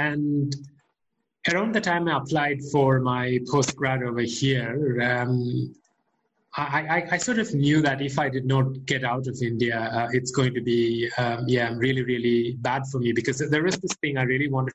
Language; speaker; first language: English; non-native, local second language; Malayalam